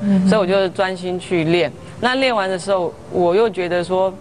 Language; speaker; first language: Chinese; native; Chinese